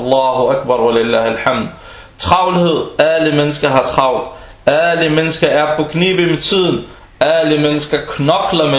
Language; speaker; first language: Danish; non-native, fluent; Arabic